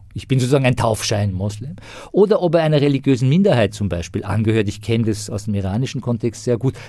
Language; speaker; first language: German; non-native, fluent; Persian